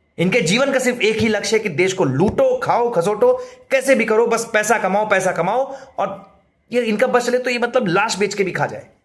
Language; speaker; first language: Hindi; native; Hindi